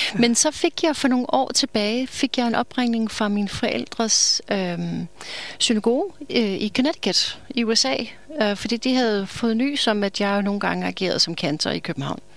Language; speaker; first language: Danish; non-native, fluent; English